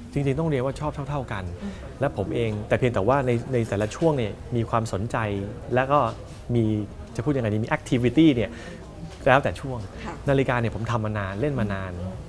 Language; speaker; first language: Thai; native; Thai